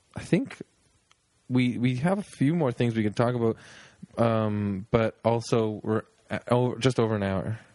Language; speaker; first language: English; native; English